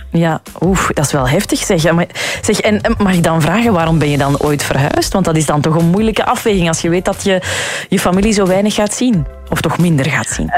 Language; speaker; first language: Dutch; native; Dutch